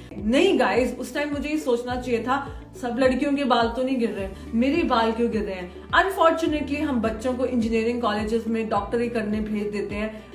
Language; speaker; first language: Hindi; native; Hindi